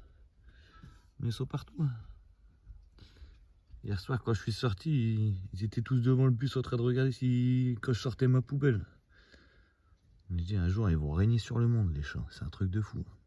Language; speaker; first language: French; native; French